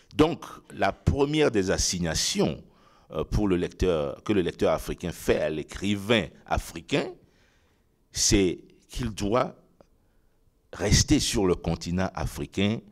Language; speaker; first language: French; non-native, local second language; Ewe